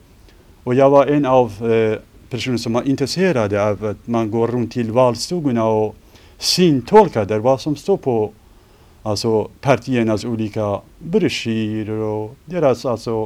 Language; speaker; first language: Swedish; non-native, fluent; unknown